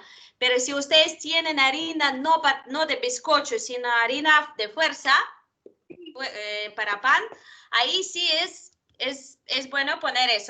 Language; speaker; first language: Spanish; non-native, fluent; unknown